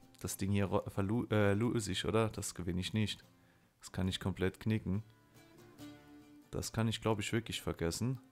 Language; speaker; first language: German; native; German